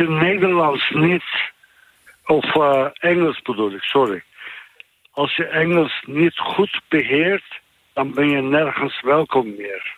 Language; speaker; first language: Dutch; non-native, fluent; Turkish